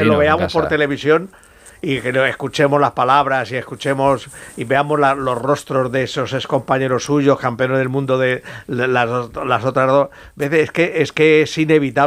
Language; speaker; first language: Spanish; native; Spanish